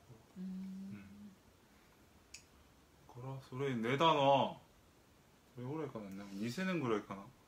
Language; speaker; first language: Japanese; non-native, fluent; Korean